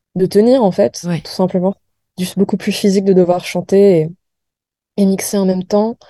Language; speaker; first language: French; native; French